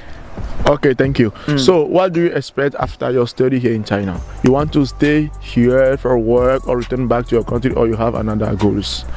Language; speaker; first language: English; non-native, fluent; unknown